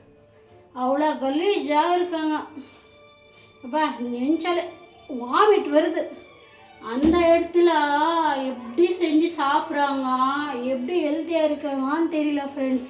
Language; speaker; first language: Tamil; non-native, local second language; Kannada